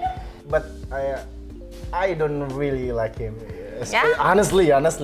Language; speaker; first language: English; non-native, learner; Indonesian